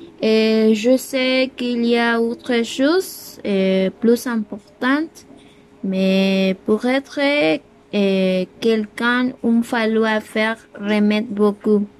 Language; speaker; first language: French; non-native, learner; Spanish